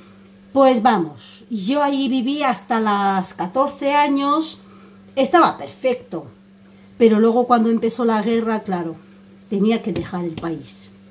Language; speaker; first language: Spanish; non-native, fluent; Armenian